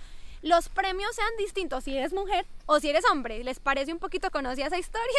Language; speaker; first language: Spanish; native; Spanish